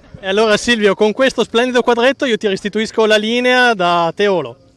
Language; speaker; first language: Italian; native; Italian